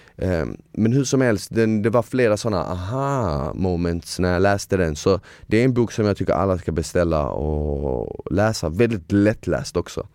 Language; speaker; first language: Swedish; early bilingual, other home language; Bosnian